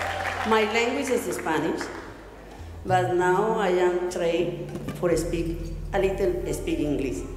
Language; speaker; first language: English; non-native, learner; Spanish